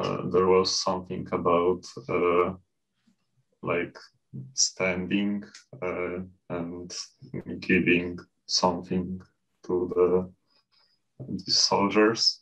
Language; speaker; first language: English; non-native, fluent; Polish